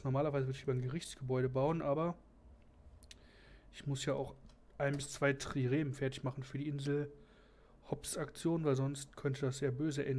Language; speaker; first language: German; native; German